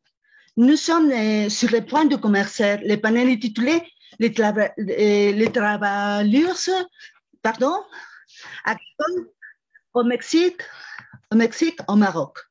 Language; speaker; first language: French; non-native, fluent; Spanish